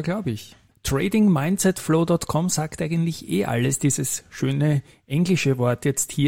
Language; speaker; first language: German; native; German